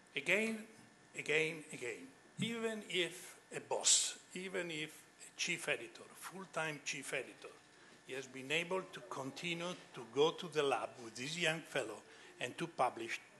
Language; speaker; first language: English; non-native, fluent; Italian